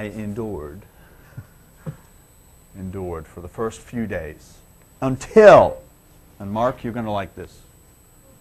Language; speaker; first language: English; native; English